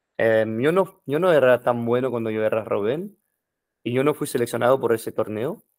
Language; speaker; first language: Spanish; non-native, fluent; French